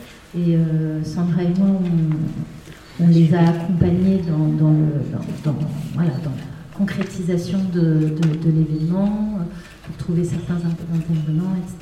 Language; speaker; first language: French; native; French